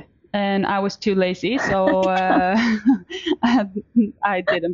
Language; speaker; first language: English; non-native, fluent; Swedish